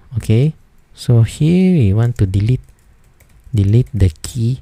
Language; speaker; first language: English; non-native, local second language; Filipino